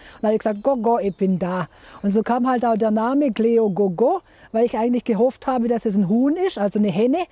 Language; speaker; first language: German; native; German